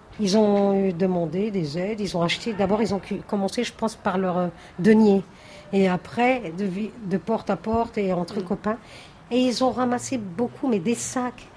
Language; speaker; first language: French; native; French